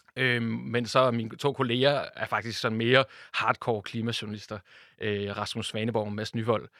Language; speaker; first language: Danish; native; Danish